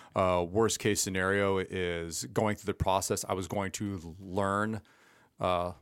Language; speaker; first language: English; early bilingual, other home language; Spanish